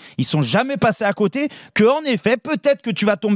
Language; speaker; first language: French; native; French